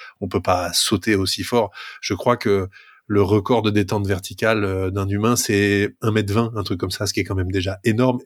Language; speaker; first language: French; native; French